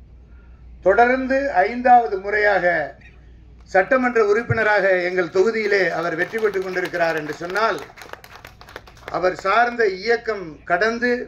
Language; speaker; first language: Tamil; native; Tamil